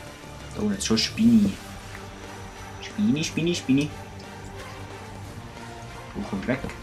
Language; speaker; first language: German; native; German